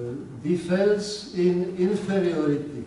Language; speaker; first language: English; non-native, learner; Czech